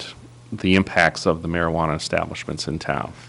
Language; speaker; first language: English; native; English